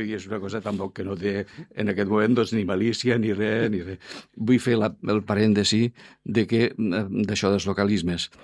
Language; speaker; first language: Catalan; non-native, fluent; Spanish